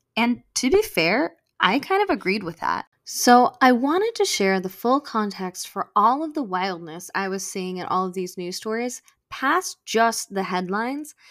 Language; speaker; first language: English; native; English